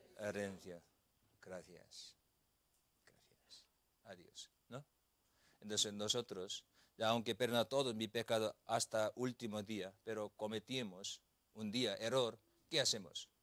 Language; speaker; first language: Spanish; non-native, learner; Korean